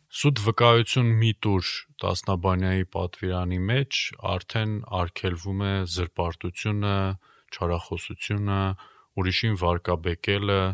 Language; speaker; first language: Armenian; native; Armenian